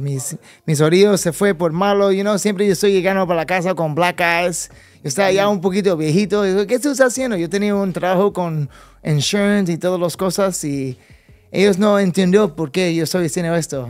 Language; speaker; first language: Spanish; early bilingual, other home language; English